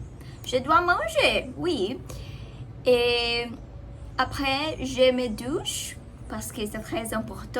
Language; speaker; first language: French; non-native, learner; Portuguese